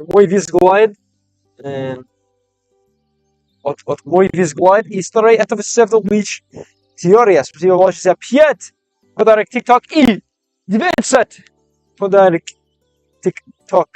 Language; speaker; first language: Russian; non-native, learner; English